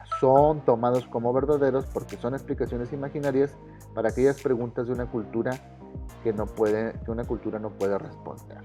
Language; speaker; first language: Spanish; native; Spanish